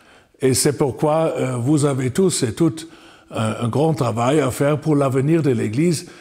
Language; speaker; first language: French; non-native, fluent; German